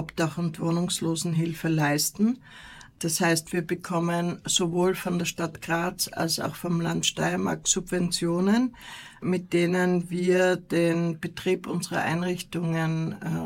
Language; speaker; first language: German; native; German